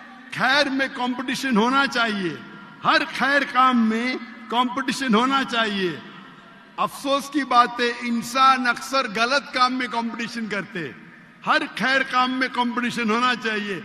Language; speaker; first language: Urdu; non-native, local second language; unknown